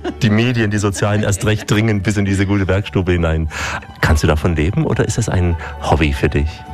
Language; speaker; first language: German; native; German